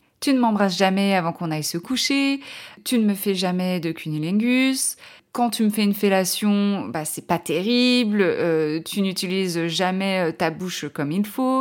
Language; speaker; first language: French; native; French